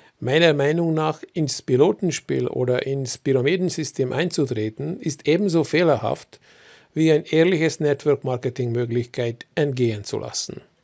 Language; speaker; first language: German; non-native, fluent; Hungarian